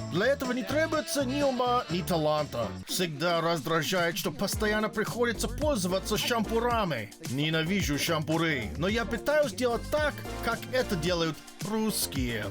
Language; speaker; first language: Russian; non-native, fluent; English